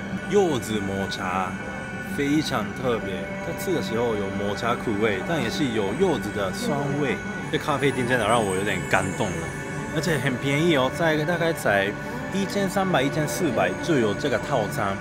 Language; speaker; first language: Chinese; non-native, fluent; Japanese